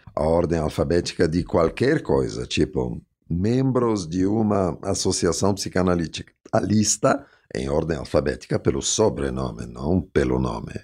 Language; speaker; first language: Portuguese; non-native, fluent; Italian